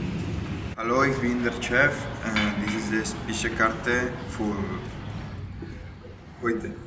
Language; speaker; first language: German; non-native, learner; Spanish